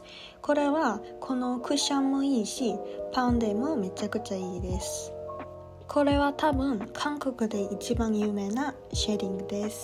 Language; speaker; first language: Japanese; non-native, fluent; Korean